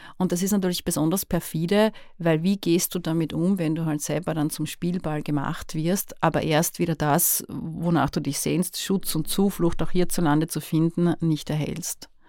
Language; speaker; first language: German; native; German